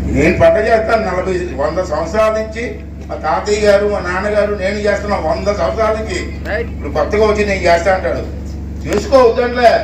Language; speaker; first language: Telugu; native; Telugu